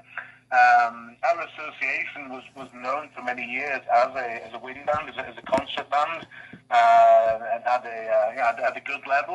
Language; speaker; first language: English; native; English